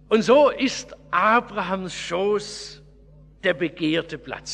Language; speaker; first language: German; native; German